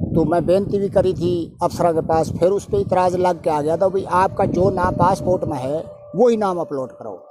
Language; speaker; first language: Urdu; non-native, local second language; Punjabi